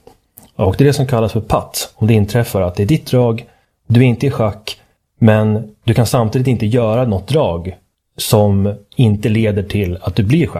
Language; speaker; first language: Swedish; native; Swedish